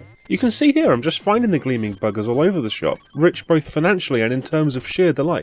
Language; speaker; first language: English; native; English